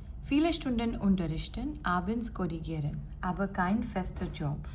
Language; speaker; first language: German; non-native, fluent; Gujarati